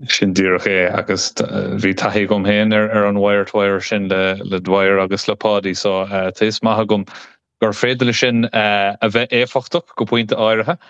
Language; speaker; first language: Irish; non-native, local second language; English